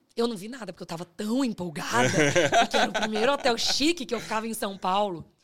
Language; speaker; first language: Portuguese; native; Portuguese